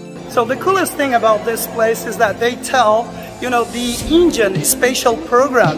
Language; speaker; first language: English; non-native, fluent; Portuguese